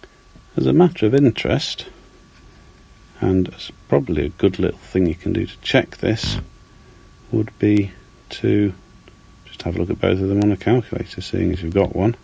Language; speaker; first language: English; native; English